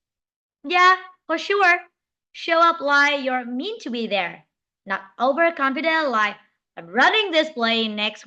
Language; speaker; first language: English; non-native, fluent; Vietnamese